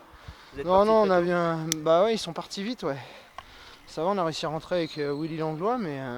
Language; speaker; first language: French; native; French